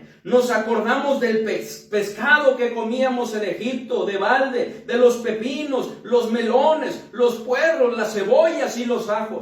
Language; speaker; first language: Spanish; native; Spanish